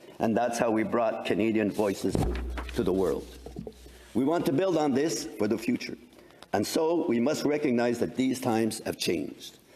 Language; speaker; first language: English; non-native, local second language; French